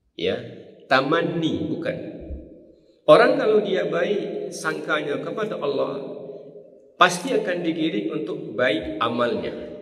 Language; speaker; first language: Malay; non-native, local second language; Minangkabau